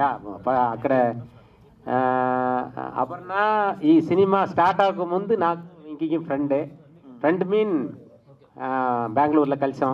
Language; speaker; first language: Telugu; native; Telugu